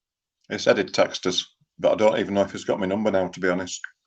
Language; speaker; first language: English; native; English